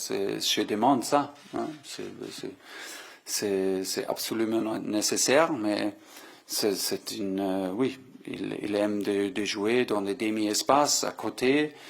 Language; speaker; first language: French; non-native, fluent; German